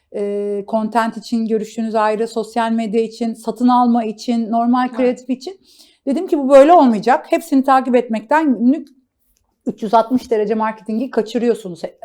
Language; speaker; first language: Turkish; native; Turkish